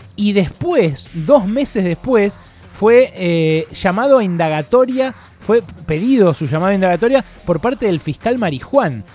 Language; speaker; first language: Spanish; native; Spanish